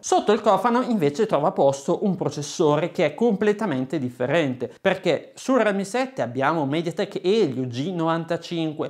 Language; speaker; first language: Italian; native; Italian